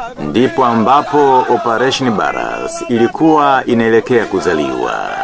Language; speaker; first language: Swahili; native; Swahili